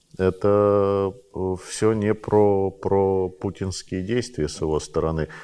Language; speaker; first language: Russian; native; Russian